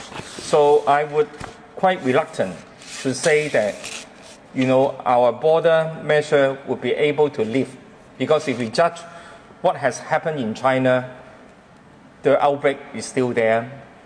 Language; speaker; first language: English; non-native, local second language; Cantonese